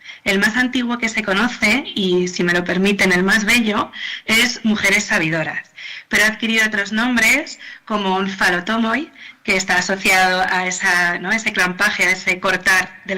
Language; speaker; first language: Spanish; native; Spanish